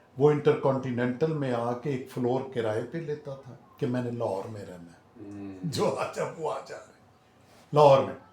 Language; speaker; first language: Urdu; non-native, local second language; Punjabi